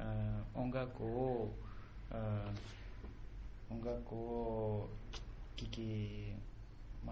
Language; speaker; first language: Japanese; non-native, learner; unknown